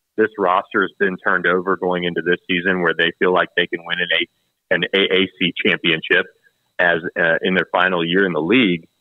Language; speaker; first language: English; native; English